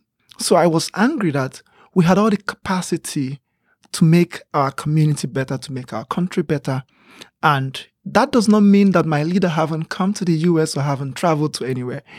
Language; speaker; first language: English; non-native, local second language; Igbo